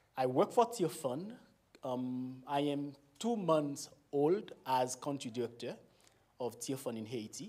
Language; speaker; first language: English; non-native, fluent; Haitian Creole